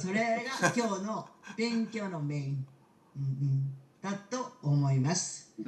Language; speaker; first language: Japanese; non-native, learner; Korean